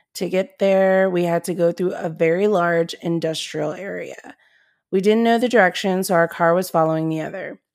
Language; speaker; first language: English; native; English